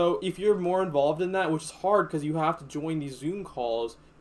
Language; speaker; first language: English; native; English